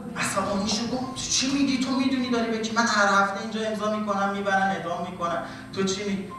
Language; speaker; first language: Persian; native; Persian